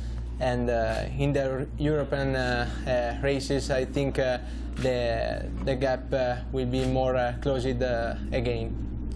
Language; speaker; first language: English; non-native, learner; Italian